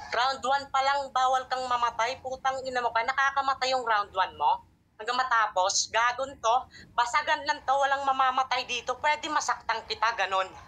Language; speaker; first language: Filipino; non-native, local second language; Hiligaynon